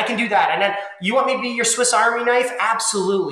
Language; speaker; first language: English; native; English